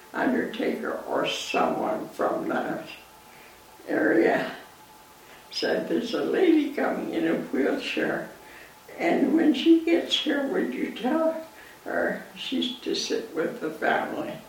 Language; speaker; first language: English; native; English